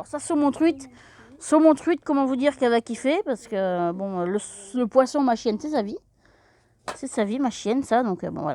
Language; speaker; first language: French; native; French